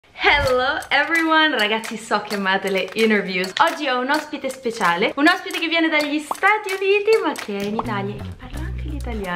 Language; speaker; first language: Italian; native; Italian